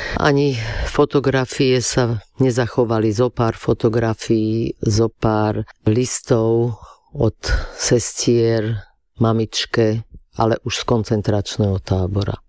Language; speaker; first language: Slovak; native; Slovak